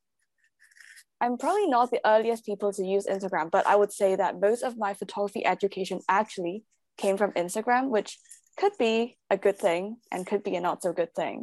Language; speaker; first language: English; non-native, local second language; Cantonese